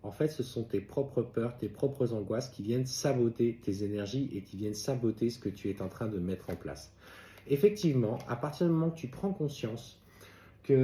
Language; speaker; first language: French; native; French